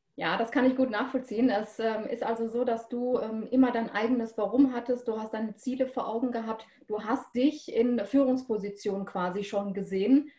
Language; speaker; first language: German; native; German